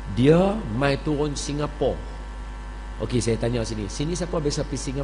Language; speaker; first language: Malay; native; Malay